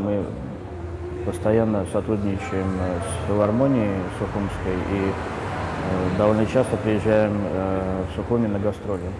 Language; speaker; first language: Russian; native; Russian